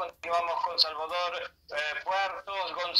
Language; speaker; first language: Spanish; native; Spanish